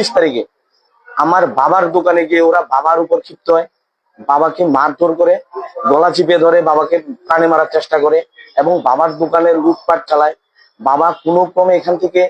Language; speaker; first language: Bangla; native; Bangla